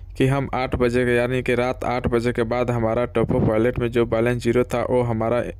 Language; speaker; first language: Hindi; native; Hindi